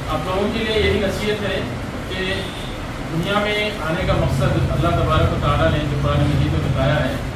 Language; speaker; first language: Hindi; non-native, local second language; Urdu